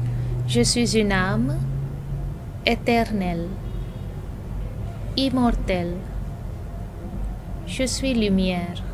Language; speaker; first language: French; non-native, fluent; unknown